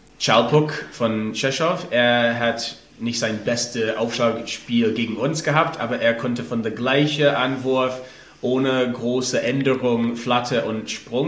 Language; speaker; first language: German; non-native, learner; English